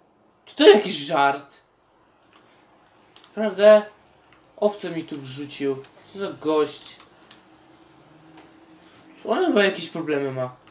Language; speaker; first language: Polish; native; Polish